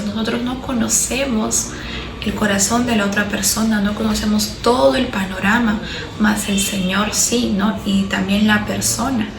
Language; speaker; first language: Spanish; native; Spanish